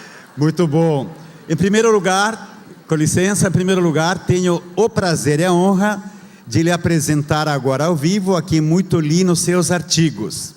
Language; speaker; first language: Portuguese; non-native, fluent; Spanish